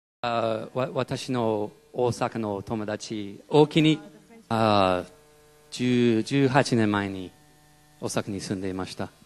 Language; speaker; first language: Japanese; non-native, learner; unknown